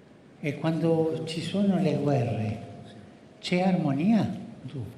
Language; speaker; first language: Italian; early bilingual, heritage; Spanish